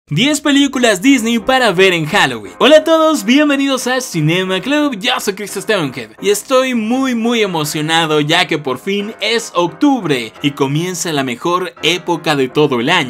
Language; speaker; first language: Spanish; native; Spanish